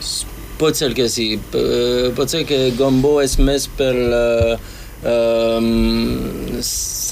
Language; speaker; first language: Catalan; non-native, fluent; English